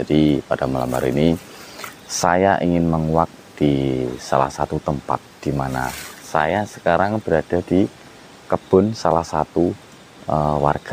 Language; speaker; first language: Indonesian; native; Indonesian